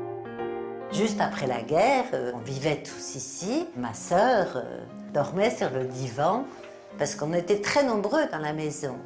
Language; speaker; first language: French; native; French